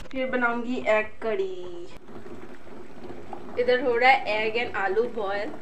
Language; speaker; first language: Hindi; non-native, local second language; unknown